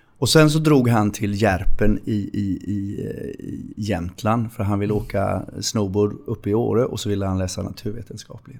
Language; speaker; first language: Swedish; native; Swedish